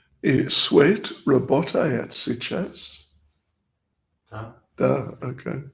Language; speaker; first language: Russian; non-native, learner; English